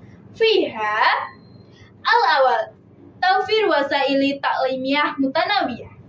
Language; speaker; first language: Arabic; non-native, learner; Indonesian